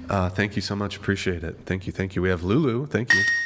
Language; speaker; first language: English; native; English